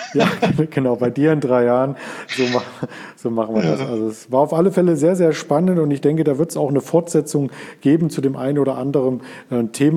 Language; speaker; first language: German; native; German